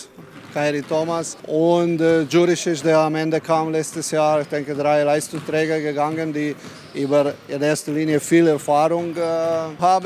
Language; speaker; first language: German; non-native, fluent; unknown